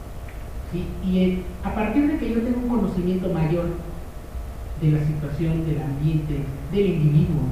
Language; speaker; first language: Spanish; native; Spanish